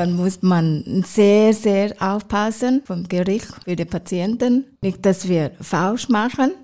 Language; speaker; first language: German; non-native, learner; Thai